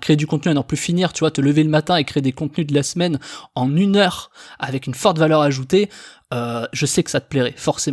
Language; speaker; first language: French; native; French